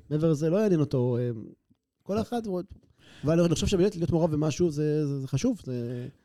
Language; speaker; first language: Hebrew; native; Hebrew